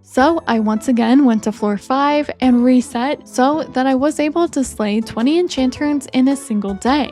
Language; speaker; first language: English; native; English